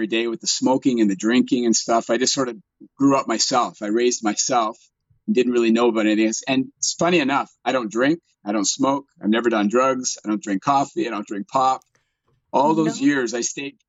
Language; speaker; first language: English; native; English